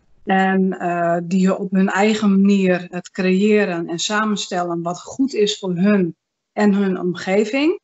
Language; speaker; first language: Dutch; native; Dutch